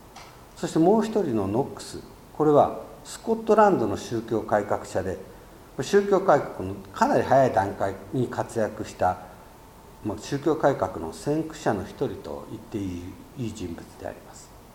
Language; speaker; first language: Japanese; native; Japanese